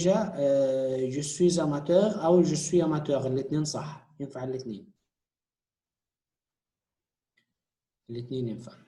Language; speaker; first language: French; non-native, fluent; Arabic